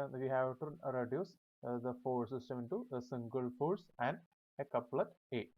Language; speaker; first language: English; non-native, local second language; Malayalam